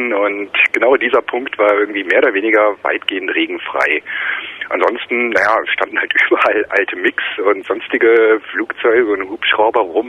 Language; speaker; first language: German; native; German